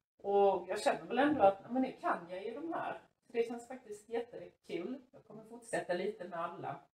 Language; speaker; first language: Swedish; native; Swedish